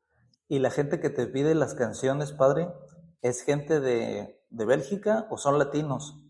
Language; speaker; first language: Spanish; native; Spanish